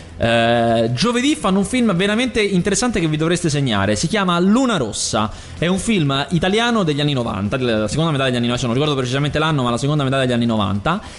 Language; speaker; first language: Italian; native; Italian